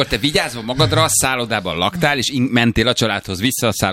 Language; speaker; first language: Hungarian; native; Hungarian